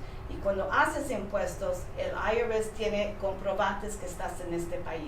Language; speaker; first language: Spanish; early bilingual, heritage; Spanish